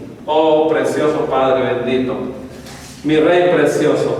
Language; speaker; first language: Spanish; native; Spanish